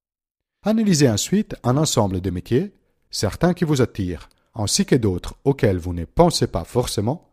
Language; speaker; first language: French; non-native, fluent; Italian